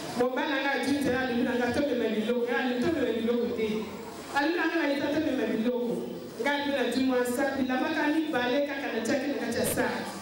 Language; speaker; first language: Lingala; native; Lingala